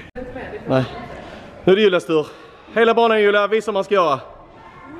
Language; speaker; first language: Swedish; native; Swedish